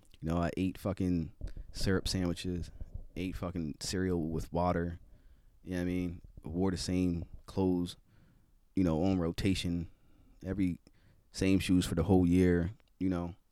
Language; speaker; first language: English; native; English